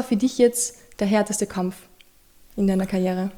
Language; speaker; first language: German; native; German